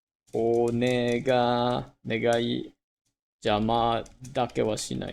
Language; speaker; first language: Japanese; non-native, learner; English